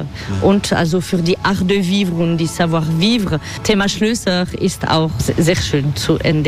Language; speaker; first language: German; non-native, fluent; French